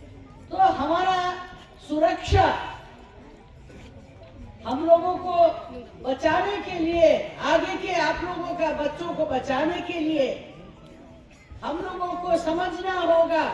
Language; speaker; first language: Hindi; non-native, local second language; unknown